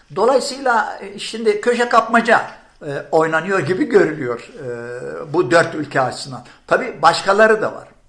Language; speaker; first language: Turkish; non-native, fluent; Arabic